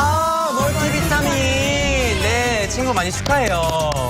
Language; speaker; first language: Korean; native; Korean